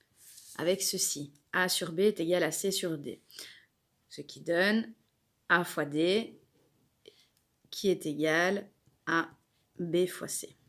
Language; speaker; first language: French; native; French